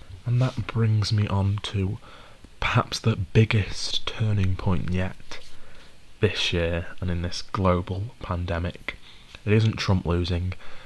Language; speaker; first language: English; native; English